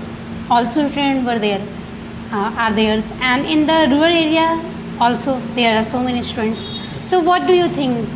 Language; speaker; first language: English; non-native, learner; Hindi